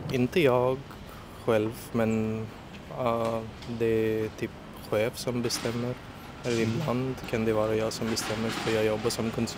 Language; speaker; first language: Swedish; non-native, fluent; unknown